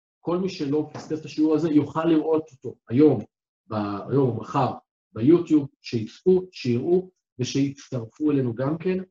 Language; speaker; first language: Hebrew; native; Hebrew